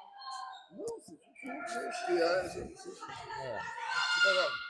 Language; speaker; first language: French; native; French